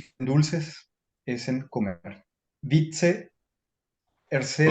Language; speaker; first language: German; non-native, fluent; Spanish